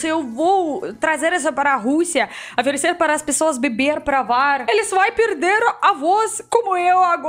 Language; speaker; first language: Portuguese; non-native, learner; Russian